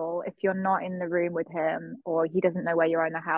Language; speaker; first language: English; native; English